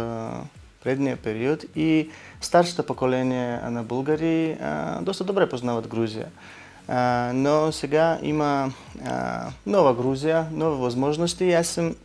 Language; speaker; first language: Bulgarian; non-native, learner; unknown